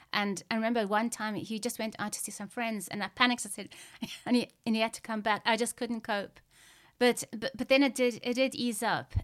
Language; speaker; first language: English; native; English